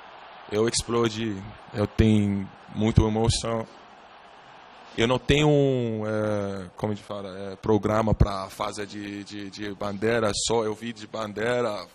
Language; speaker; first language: Portuguese; non-native, learner; English